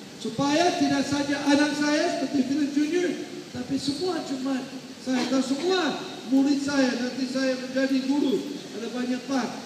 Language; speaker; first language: Indonesian; non-native, learner; English